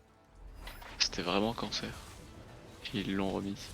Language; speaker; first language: French; native; French